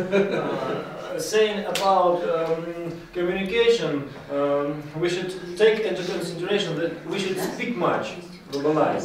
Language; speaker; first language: English; non-native, learner; Russian